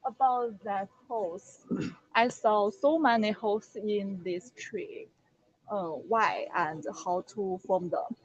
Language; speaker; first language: English; non-native, learner; Chinese